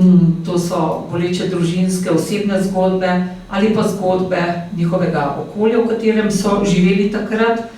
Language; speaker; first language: Slovenian; native; Slovenian